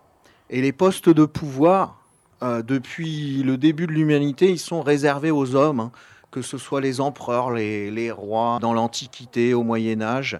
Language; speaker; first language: French; native; French